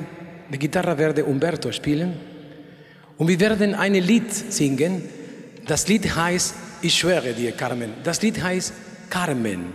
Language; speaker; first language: German; non-native, learner; Spanish